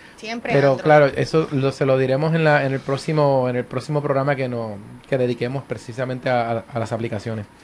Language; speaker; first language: Spanish; native; Spanish